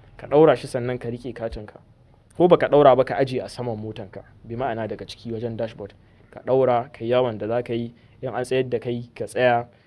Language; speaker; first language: Hausa; native; Hausa